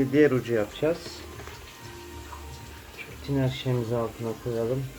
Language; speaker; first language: Turkish; native; Turkish